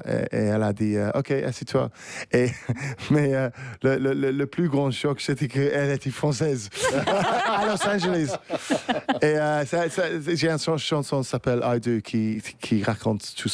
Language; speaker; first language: French; non-native, fluent; English